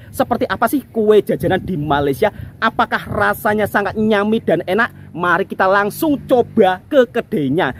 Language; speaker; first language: Indonesian; native; Indonesian